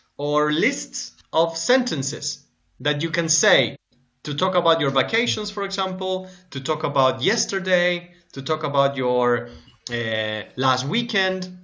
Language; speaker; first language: English; non-native, fluent; Spanish